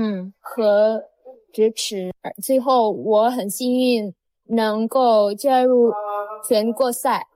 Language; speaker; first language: Chinese; non-native, learner; Indonesian